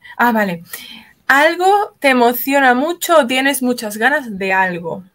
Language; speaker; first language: Spanish; native; Spanish